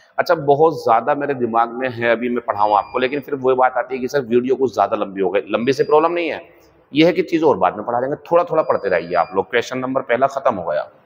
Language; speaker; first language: Hindi; native; Hindi